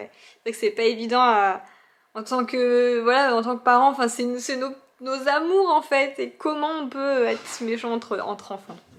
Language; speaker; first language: French; native; French